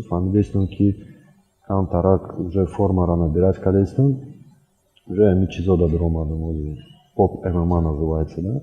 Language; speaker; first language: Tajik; non-native, local second language; Russian